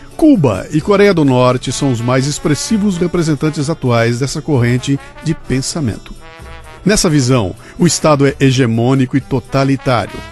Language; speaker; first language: Portuguese; native; Portuguese